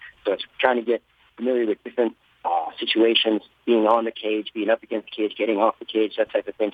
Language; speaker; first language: English; native; English